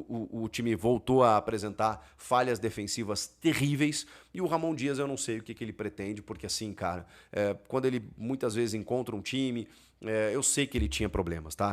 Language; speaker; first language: Portuguese; native; Portuguese